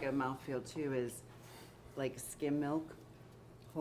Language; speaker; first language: English; native; English